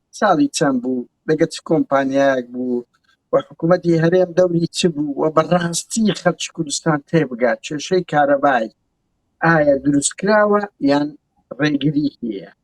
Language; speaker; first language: Central Kurdish; non-native, local second language; Kurdish